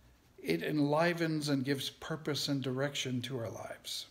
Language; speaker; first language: English; native; English